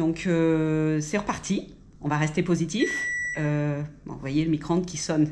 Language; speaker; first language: French; native; French